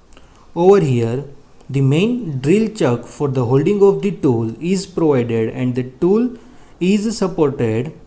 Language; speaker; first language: English; non-native, local second language; Gujarati